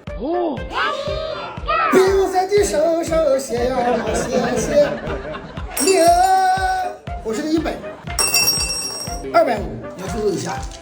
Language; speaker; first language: Chinese; native; Chinese